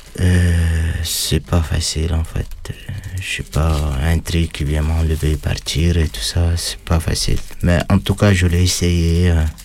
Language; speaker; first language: French; non-native, fluent; Arabic